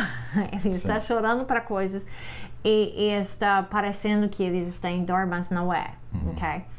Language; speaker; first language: Portuguese; non-native, fluent; English